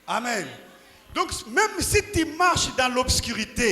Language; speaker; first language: French; non-native, local second language; Lingala